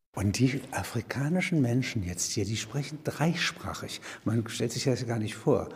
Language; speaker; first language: German; native; German